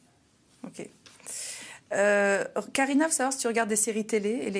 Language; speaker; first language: French; native; French